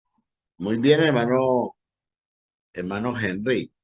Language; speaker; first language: Spanish; native; Spanish